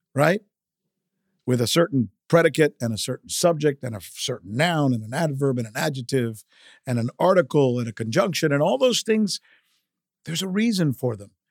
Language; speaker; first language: English; early bilingual, other home language; Spanish